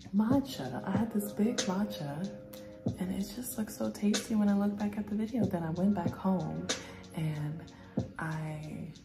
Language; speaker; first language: English; native; English